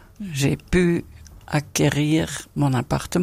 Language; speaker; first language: French; non-native, fluent; Dutch